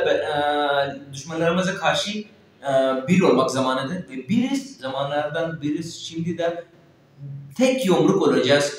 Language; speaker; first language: Turkish; non-native, fluent; Urdu